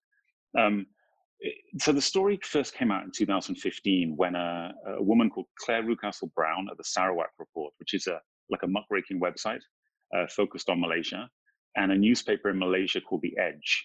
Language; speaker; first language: English; native; English